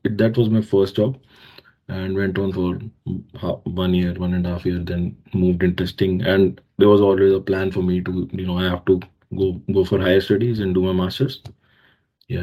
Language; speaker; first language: English; non-native, local second language; Hindi